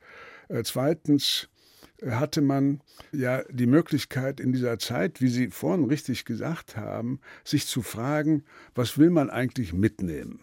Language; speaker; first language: German; native; German